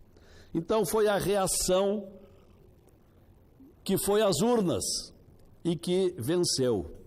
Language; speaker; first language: Portuguese; native; Portuguese